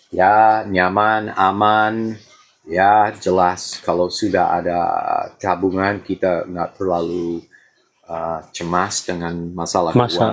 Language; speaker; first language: Indonesian; non-native, fluent; English